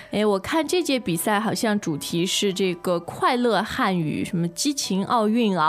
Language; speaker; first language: Chinese; native; Chinese